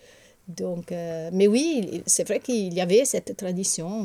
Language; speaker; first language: French; non-native, fluent; Italian